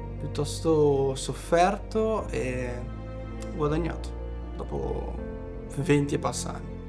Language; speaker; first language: Italian; early bilingual, other home language; Portuguese